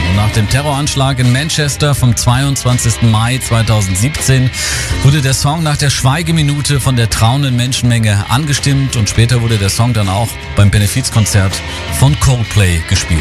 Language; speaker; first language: German; native; German